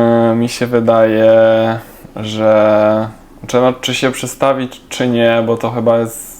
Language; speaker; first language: Polish; non-native, fluent; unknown